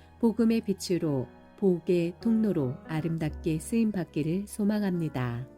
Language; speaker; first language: Korean; native; Korean